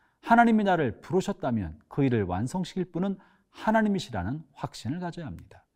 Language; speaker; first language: Korean; native; Korean